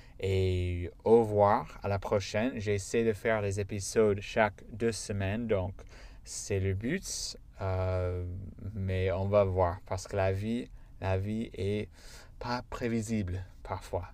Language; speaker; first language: French; non-native, fluent; English